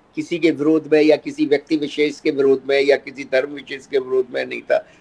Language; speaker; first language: Hindi; native; Hindi